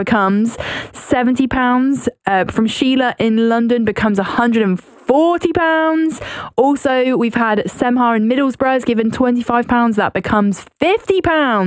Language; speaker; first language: English; native; English